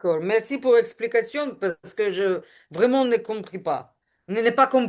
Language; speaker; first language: French; non-native, learner; Ukrainian